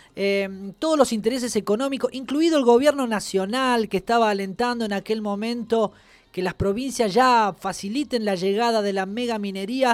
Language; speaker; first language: Spanish; native; Spanish